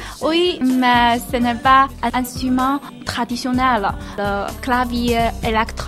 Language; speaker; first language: French; non-native, learner; Chinese